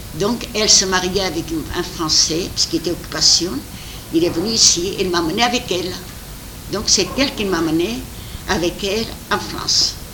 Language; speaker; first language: French; non-native, fluent; Armenian